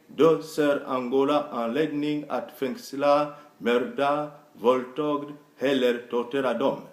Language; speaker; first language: Swedish; non-native, fluent; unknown